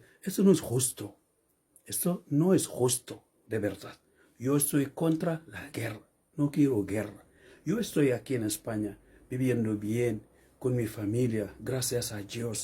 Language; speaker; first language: Spanish; non-native, learner; Fula